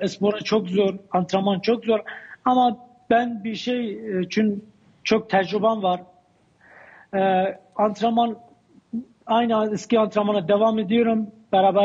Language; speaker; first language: Turkish; non-native, learner; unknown